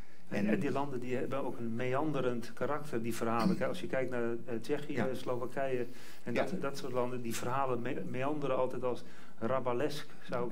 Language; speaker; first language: Dutch; native; Dutch